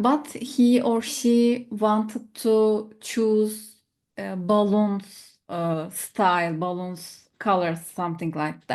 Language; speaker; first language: English; non-native, learner; Turkish